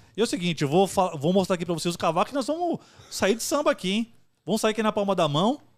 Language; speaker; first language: Portuguese; native; Portuguese